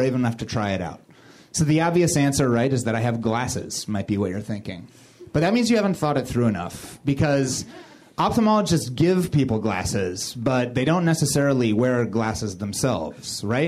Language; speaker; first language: English; native; English